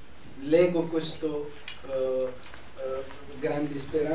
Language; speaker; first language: Italian; non-native, fluent; Arabic